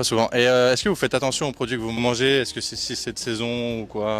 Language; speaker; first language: French; native; French